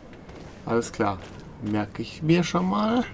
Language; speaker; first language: German; native; German